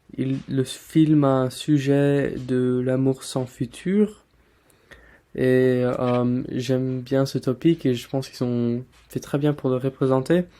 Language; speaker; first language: French; non-native, learner; English